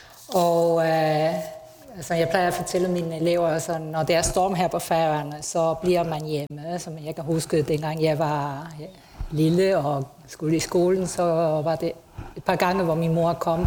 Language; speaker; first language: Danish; early bilingual, heritage; Spanish